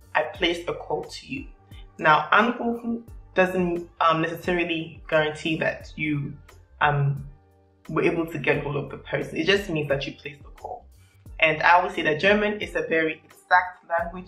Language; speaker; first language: English; non-native, local second language; Akan